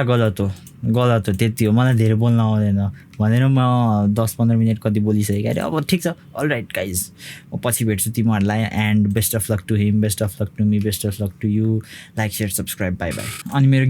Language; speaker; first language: Nepali; native; Nepali